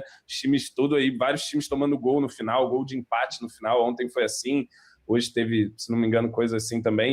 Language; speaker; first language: Portuguese; native; Portuguese